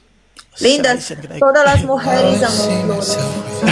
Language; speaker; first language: Spanish; non-native, learner; Portuguese